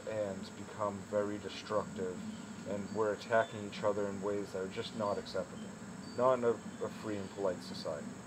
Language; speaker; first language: English; native; English